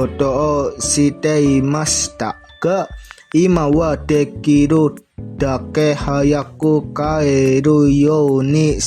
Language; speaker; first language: Japanese; non-native, learner; Indonesian